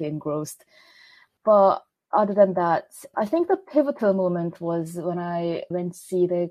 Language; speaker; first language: English; non-native, fluent; Korean